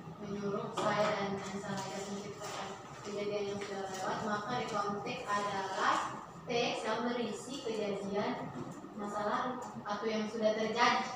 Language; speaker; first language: Indonesian; native; Indonesian